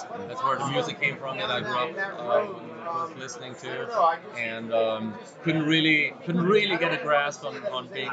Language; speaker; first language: English; non-native, fluent; German